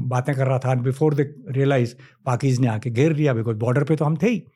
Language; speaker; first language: Hindi; native; Hindi